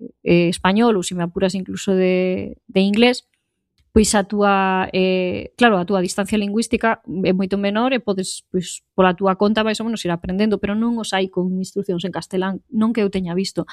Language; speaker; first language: Galician; native; Galician